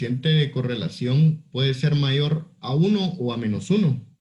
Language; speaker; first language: Spanish; native; Spanish